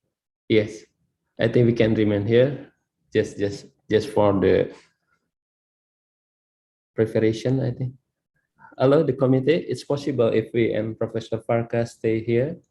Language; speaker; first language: English; non-native, learner; Indonesian